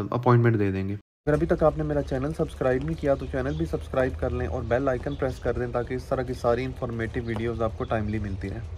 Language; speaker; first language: Urdu; native; Urdu